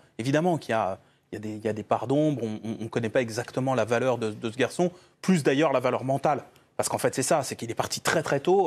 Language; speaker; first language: French; native; French